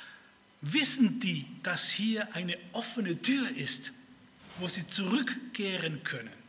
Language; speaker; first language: German; early bilingual, other home language; Spanish